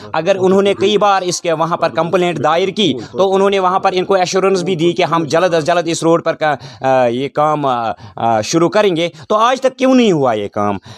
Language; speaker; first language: Urdu; non-native, local second language; Kashmiri